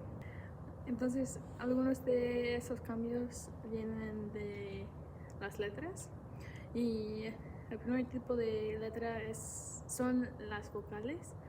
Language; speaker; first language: Spanish; non-native, fluent; English